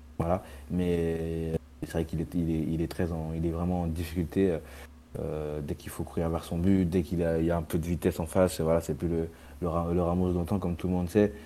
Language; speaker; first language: French; native; French